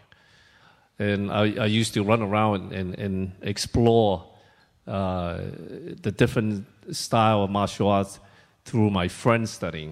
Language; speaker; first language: English; non-native, local second language; Cantonese